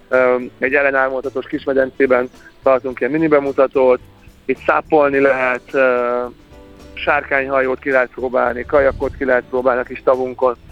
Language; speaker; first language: Hungarian; native; Hungarian